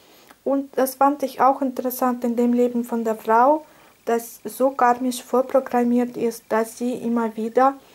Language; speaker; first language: German; non-native, fluent; Russian